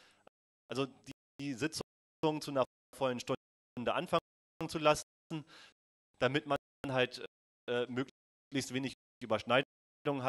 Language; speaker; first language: German; native; German